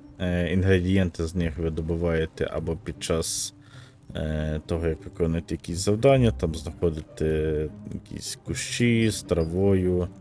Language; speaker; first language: Ukrainian; native; Ukrainian